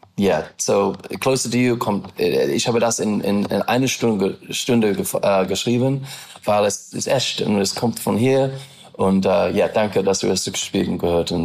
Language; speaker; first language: German; non-native, learner; English